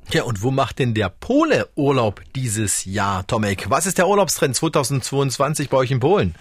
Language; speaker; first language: German; native; German